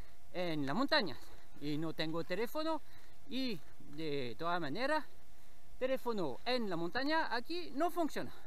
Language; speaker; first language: Spanish; non-native, learner; French